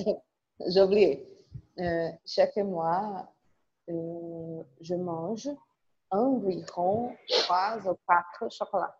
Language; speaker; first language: French; non-native, learner; Portuguese